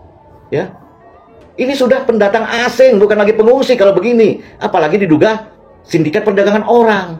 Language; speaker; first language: Indonesian; native; Indonesian